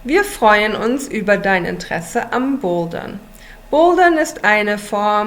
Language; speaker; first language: German; non-native, fluent; English